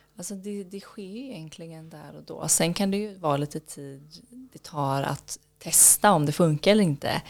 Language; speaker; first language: Swedish; native; Swedish